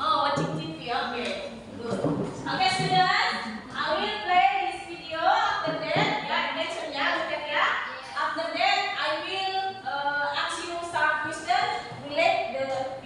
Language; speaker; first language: English; non-native, learner; Indonesian